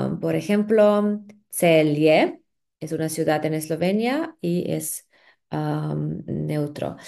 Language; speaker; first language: Spanish; non-native, fluent; Slovenian